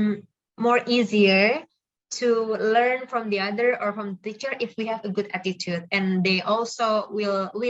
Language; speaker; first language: English; non-native, fluent; Indonesian